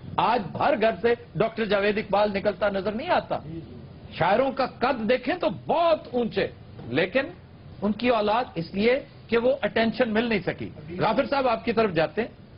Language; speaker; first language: Urdu; non-native, local second language; Punjabi